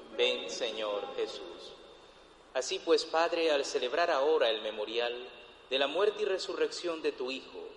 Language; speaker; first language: Spanish; native; Spanish